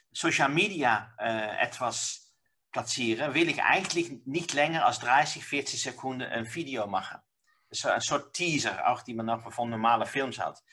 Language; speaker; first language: German; non-native, learner; Dutch